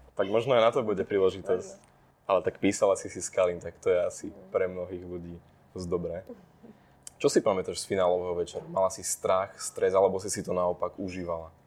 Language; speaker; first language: Slovak; native; Slovak